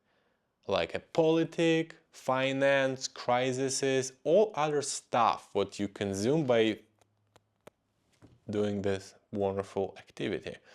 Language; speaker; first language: English; non-native, fluent; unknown